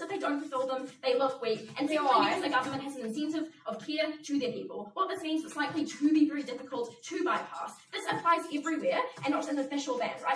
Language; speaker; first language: English; native; English